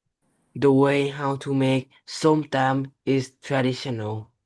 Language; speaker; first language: English; non-native, learner; Thai